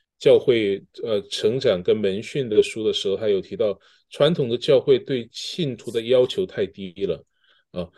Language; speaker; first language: Chinese; early bilingual, heritage; Chinese